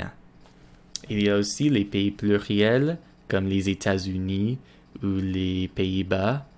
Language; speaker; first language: French; non-native, learner; English